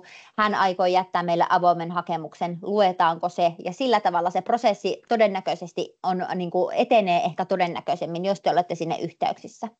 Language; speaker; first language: Finnish; native; Finnish